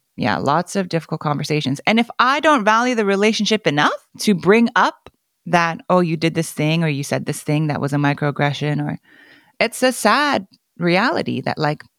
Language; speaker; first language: English; non-native, fluent; Korean